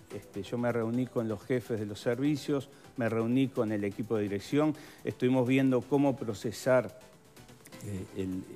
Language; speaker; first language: Spanish; native; Spanish